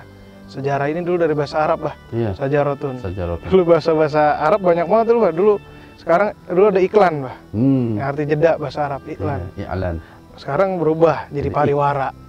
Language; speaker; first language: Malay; non-native, local second language; Sundanese